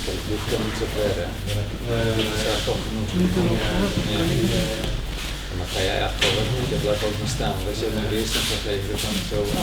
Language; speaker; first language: Dutch; native; Dutch